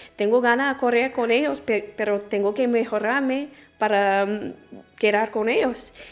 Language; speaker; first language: Spanish; non-native, learner; English